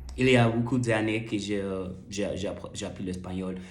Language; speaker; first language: French; non-native, learner; English